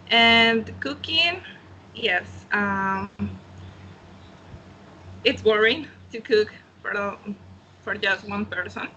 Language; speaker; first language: English; non-native, learner; Spanish